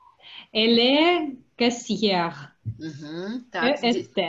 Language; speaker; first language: French; non-native, learner; Russian